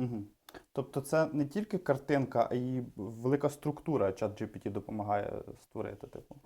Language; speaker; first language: Ukrainian; native; Ukrainian